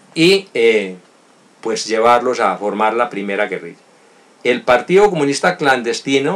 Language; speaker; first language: Spanish; native; Spanish